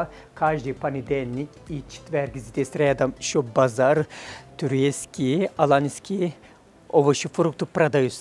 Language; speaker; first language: Russian; non-native, fluent; Turkish